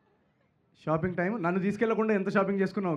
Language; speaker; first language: Telugu; native; Telugu